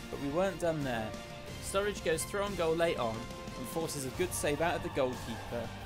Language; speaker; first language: English; native; English